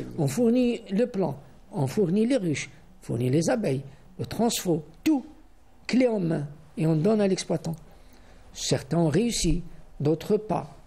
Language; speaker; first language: French; non-native, local second language; Arabic